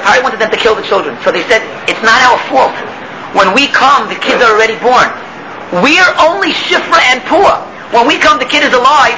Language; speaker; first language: English; native; English